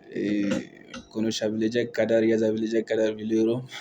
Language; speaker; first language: Turkish; non-native, learner; Bambara